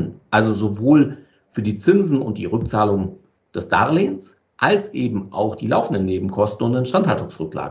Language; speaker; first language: German; native; German